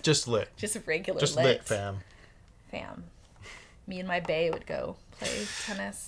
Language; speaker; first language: English; native; English